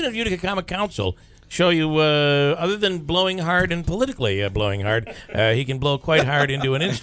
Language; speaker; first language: English; native; English